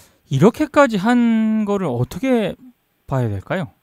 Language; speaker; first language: Korean; native; Korean